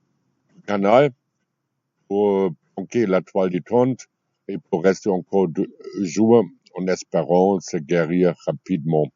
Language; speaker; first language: French; non-native, fluent; German